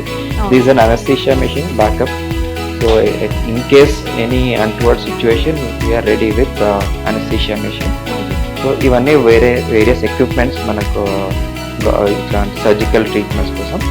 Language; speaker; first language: Telugu; native; Telugu